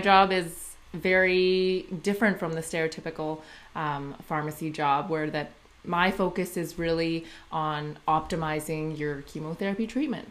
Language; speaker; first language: English; native; English